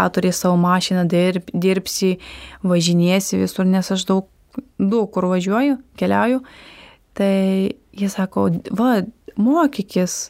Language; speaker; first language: Lithuanian; non-native, local second language; Romany